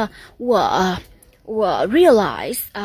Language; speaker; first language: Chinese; non-native, learner; Vietnamese